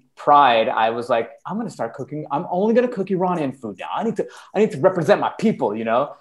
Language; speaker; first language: English; early bilingual, other home language; Persian